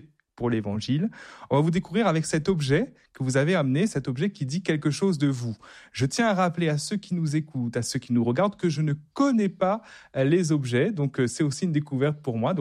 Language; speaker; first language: French; native; French